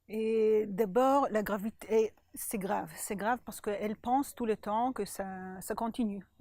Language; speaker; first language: French; non-native, learner; Hebrew